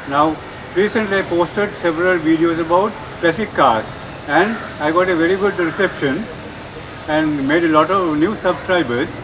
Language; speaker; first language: English; non-native, local second language; Sinhala